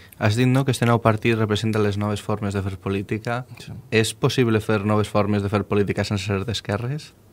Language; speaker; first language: Catalan; native; Catalan